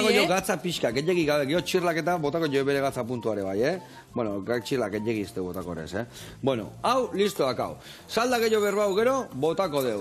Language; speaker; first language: Basque; native; Basque